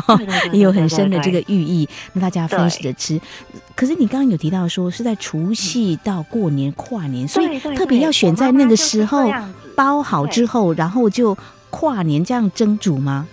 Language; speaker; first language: Chinese; native; Chinese